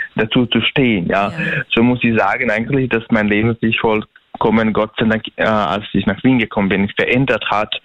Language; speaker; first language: German; non-native, fluent; Bosnian